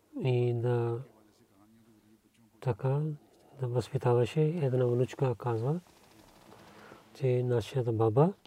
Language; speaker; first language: Bulgarian; non-native, learner; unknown